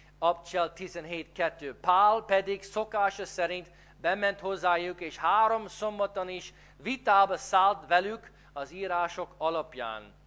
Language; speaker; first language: Hungarian; non-native, fluent; English